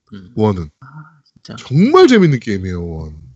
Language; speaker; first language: Korean; native; Korean